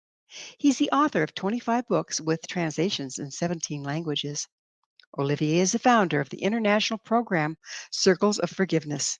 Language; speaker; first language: English; native; English